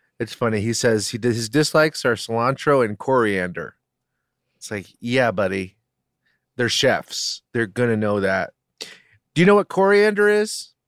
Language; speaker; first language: English; native; English